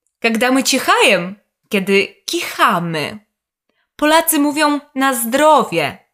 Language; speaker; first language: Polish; non-native, fluent; Russian